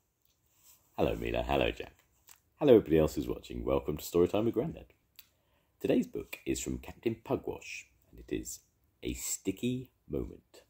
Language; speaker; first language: English; native; English